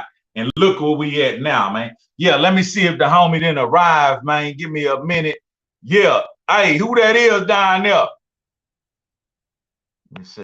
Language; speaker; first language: English; native; English